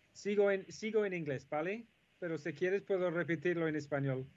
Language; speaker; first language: Spanish; non-native, fluent; English